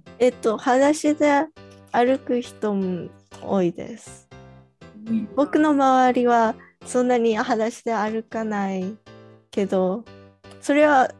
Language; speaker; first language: Japanese; early bilingual, heritage; Japanese